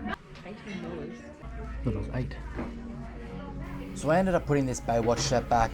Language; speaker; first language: English; native; English